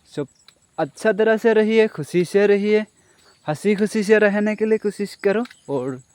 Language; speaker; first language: Hindi; non-native, local second language; Assamese